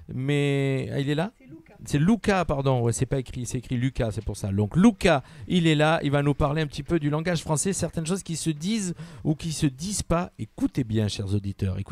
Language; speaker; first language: French; native; French